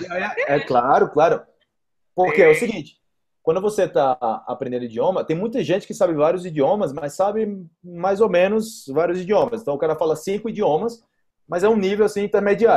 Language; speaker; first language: Portuguese; native; Portuguese